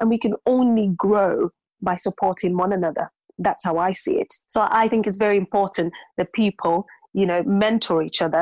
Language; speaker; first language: English; non-native, local second language; Yoruba